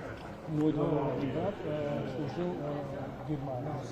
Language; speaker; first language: Russian; non-native, local second language; Georgian